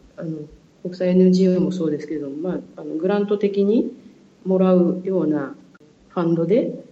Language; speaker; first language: Japanese; native; Japanese